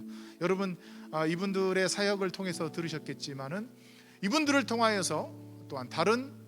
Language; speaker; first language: Korean; native; Korean